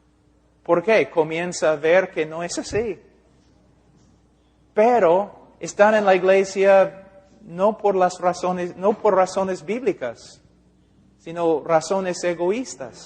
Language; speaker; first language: Spanish; non-native, fluent; English